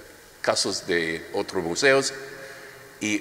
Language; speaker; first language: Spanish; non-native, learner; English